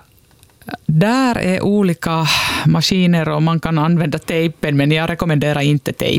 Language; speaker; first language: Swedish; non-native, local second language; Finnish